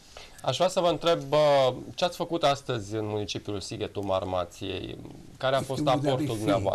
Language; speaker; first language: Romanian; native; Romanian